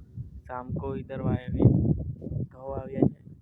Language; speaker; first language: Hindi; non-native, local second language; Gujarati